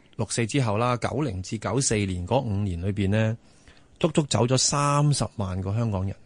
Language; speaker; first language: Cantonese; native; Cantonese